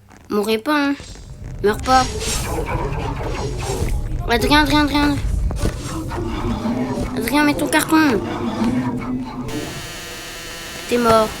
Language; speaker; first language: French; native; French